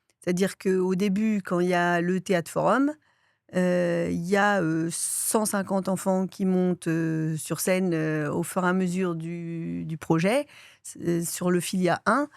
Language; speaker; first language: French; native; French